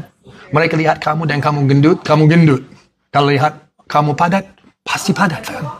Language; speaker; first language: Indonesian; non-native, learner; English